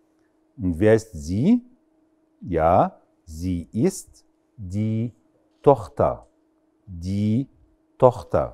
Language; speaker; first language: German; non-native, fluent; Arabic